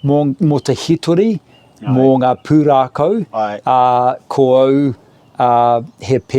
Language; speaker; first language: Māori; non-native, local second language; English